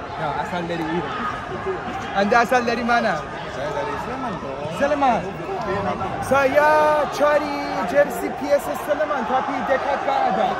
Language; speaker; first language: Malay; non-native, learner; English